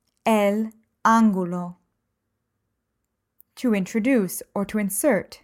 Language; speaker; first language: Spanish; non-native, fluent; English